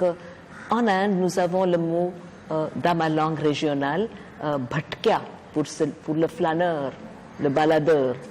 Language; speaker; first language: French; non-native, fluent; Marathi